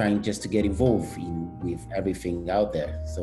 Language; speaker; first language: English; non-native, local second language; Kinyarwanda